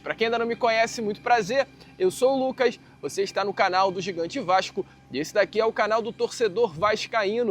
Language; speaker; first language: Portuguese; native; Portuguese